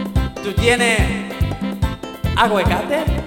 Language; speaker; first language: Spanish; non-native, learner; English